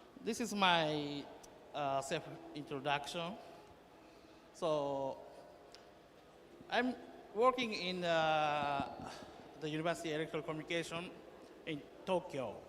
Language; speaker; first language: English; non-native, learner; Japanese